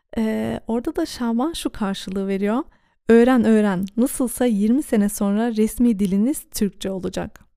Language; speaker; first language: Turkish; early bilingual, heritage; Turkish